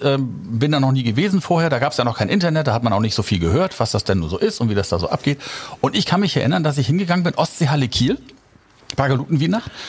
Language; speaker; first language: German; native; German